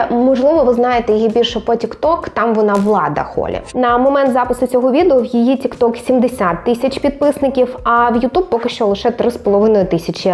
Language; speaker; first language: Ukrainian; non-native, local second language; Russian